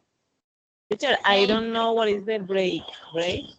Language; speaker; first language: English; non-native, learner; Spanish